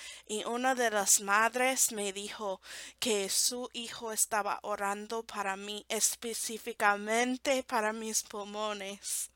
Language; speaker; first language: Spanish; non-native, fluent; English